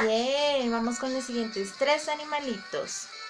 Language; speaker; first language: Spanish; native; Spanish